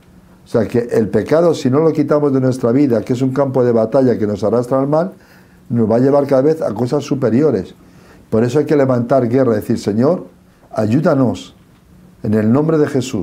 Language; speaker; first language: Spanish; native; Spanish